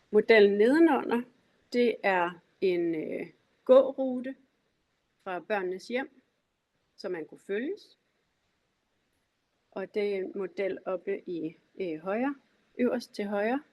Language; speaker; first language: Danish; native; Danish